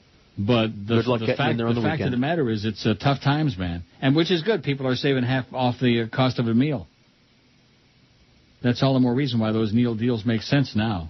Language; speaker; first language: English; native; English